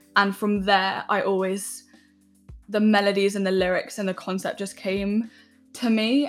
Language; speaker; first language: English; native; English